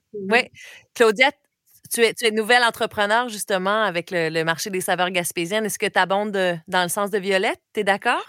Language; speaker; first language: French; native; French